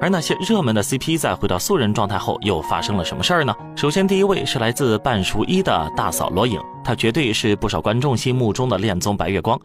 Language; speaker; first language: Chinese; native; Chinese